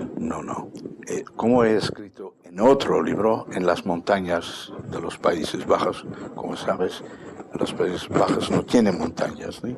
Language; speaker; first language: Spanish; non-native, fluent; Dutch